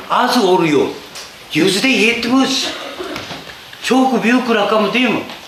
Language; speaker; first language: Turkish; non-native, learner; Japanese